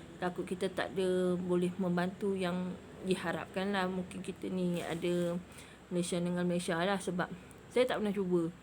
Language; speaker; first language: Malay; native; Malay